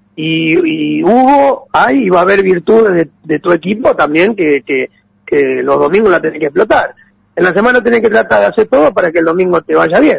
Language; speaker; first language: Spanish; native; Spanish